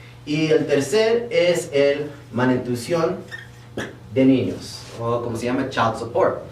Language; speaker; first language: Spanish; early bilingual, heritage; Spanish